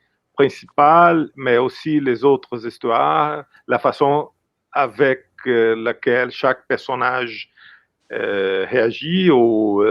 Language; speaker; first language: French; non-native, fluent; Portuguese